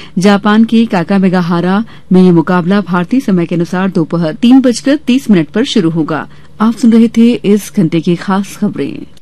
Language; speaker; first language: Hindi; native; Hindi